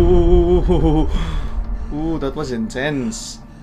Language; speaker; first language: English; non-native, local second language; Filipino